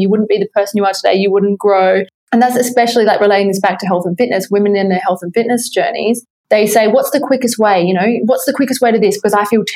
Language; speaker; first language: English; native; English